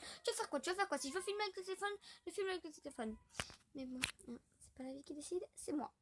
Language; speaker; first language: French; native; French